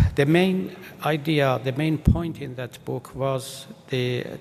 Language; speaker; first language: English; non-native, fluent; Persian